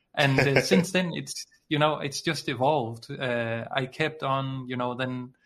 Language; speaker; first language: English; non-native, fluent; Danish